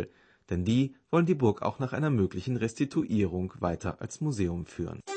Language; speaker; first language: German; native; German